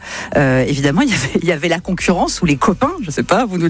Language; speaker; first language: French; native; French